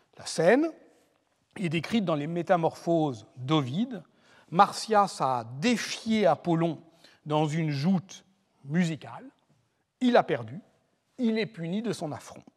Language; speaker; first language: French; native; French